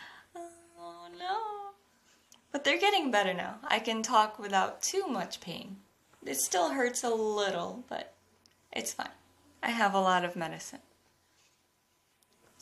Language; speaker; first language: English; native; English